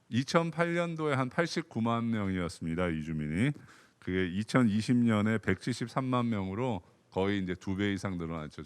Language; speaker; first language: Korean; native; Korean